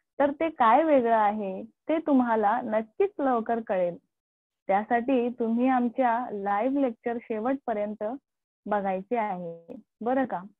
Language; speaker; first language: Marathi; non-native, local second language; Urdu